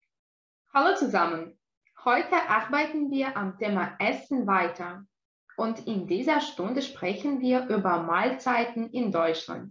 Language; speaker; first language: German; non-native, fluent; Russian